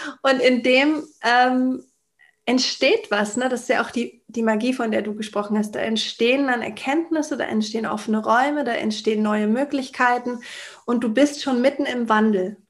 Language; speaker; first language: German; native; German